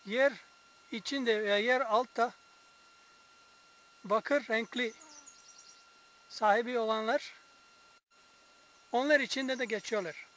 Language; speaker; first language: Turkish; non-native, fluent; English